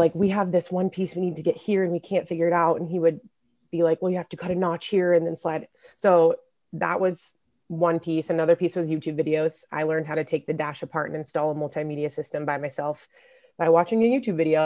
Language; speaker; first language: English; native; English